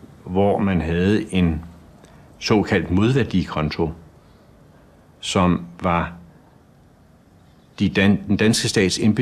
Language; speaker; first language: Danish; native; Danish